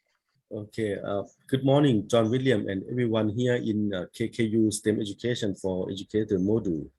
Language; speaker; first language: English; non-native, learner; Thai